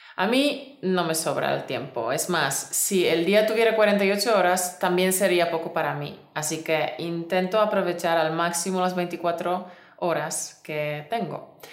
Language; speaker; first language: Spanish; native; Spanish